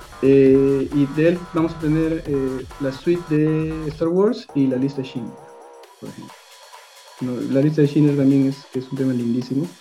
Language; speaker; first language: Spanish; native; Spanish